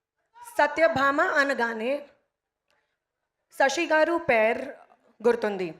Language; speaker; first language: Telugu; non-native, local second language; Hindi